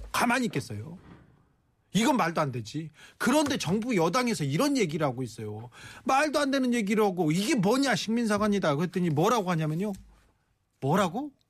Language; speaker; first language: Korean; native; Korean